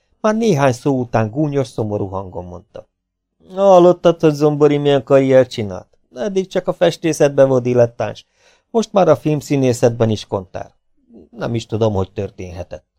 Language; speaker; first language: Hungarian; native; Hungarian